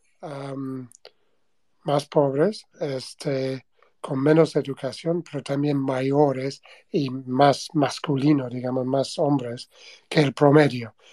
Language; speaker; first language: Spanish; non-native, fluent; English